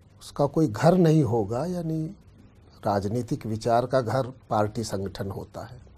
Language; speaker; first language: Hindi; native; Hindi